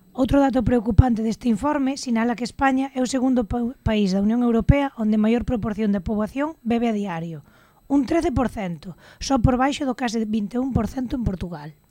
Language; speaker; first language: Galician; native; Galician